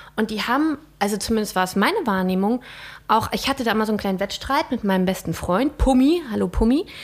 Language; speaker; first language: German; native; German